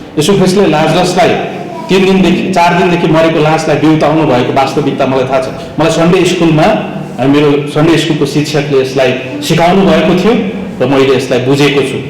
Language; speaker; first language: Nepali; native; Nepali